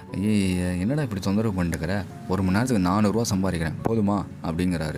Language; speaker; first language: Tamil; native; Tamil